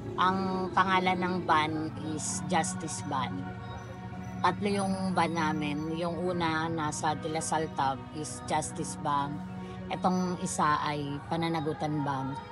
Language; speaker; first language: Filipino; native; Filipino